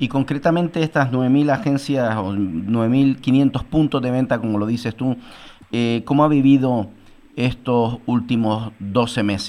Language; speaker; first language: Spanish; native; Spanish